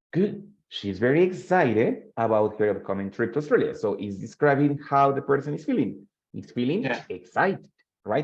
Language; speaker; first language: English; non-native, fluent; Spanish